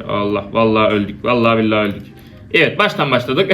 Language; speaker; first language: Turkish; native; Turkish